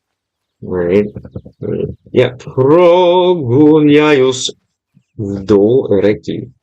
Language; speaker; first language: Russian; non-native, learner; English